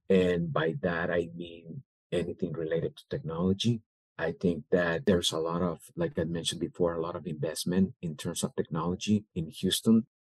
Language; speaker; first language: English; early bilingual, other home language; Spanish